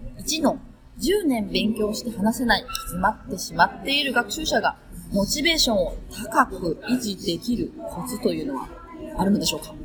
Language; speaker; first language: Japanese; native; Japanese